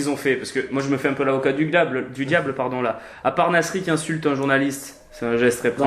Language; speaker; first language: French; native; French